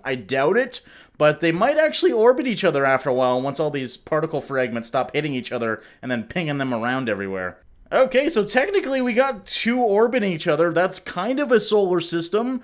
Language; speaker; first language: English; native; English